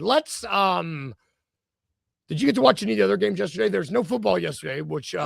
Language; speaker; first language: English; native; English